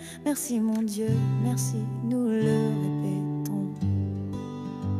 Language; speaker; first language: French; native; French